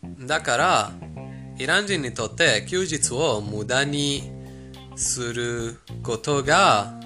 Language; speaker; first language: Japanese; non-native, fluent; Persian